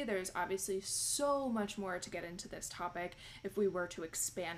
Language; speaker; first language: English; native; English